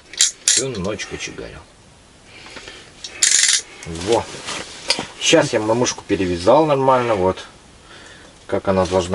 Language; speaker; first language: Russian; native; Russian